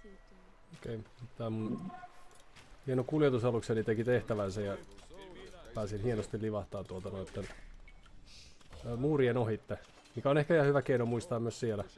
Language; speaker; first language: Finnish; native; Finnish